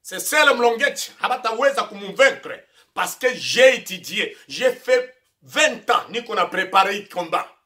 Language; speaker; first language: French; non-native, local second language; Swahili